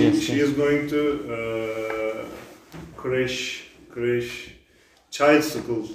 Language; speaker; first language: English; non-native, learner; Turkish